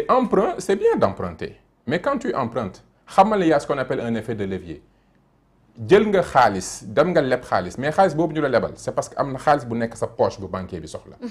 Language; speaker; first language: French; non-native, local second language; Wolof